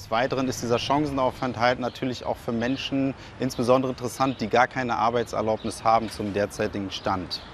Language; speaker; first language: German; native; German